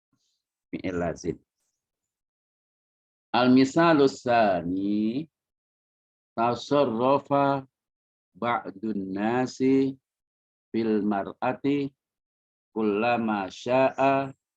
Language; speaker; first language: Arabic; non-native, fluent; Indonesian